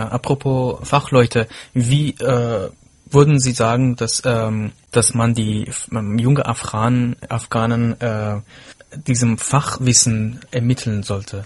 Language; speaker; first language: German; non-native, fluent; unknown